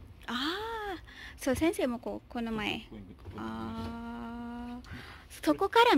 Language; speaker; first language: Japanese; non-native, learner; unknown